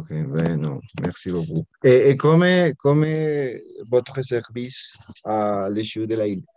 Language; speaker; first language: French; non-native, learner; Spanish